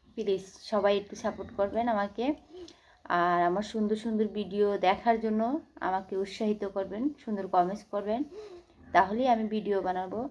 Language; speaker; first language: Bangla; native; Bangla